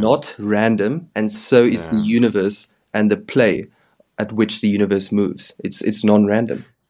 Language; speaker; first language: English; non-native, local second language; Afrikaans